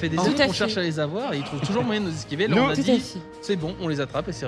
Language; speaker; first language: French; native; French